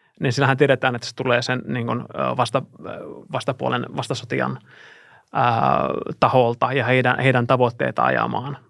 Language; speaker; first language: Finnish; non-native, fluent; Russian